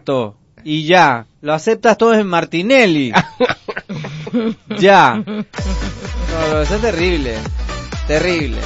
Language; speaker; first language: Spanish; native; Spanish